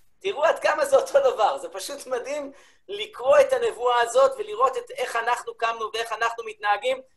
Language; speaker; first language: Hebrew; early bilingual, other home language; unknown